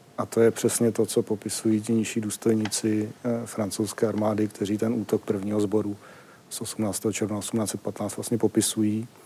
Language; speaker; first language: Czech; native; Czech